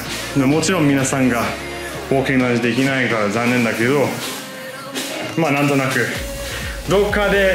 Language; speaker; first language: Japanese; non-native, fluent; English